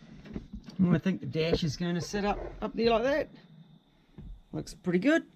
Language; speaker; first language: English; native; English